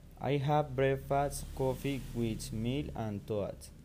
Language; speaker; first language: English; non-native, learner; Spanish